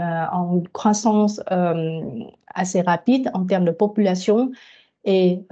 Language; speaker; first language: French; non-native, fluent; Vietnamese